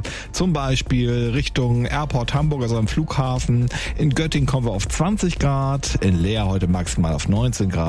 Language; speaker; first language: German; native; German